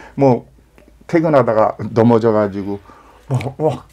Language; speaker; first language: Korean; native; Korean